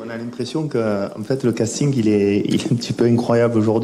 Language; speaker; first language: French; native; French